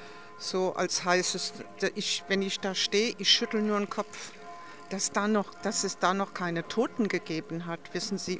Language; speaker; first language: German; native; German